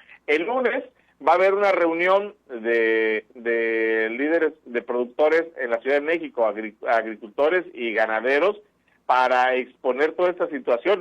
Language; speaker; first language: Spanish; native; Spanish